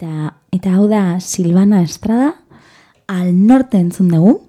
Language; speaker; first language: Basque; non-native, learner; Spanish